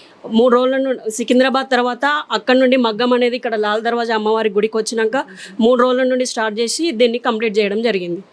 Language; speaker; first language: Telugu; native; Telugu